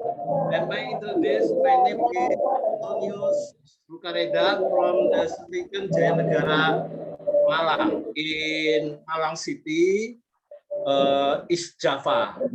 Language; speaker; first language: English; non-native, learner; Indonesian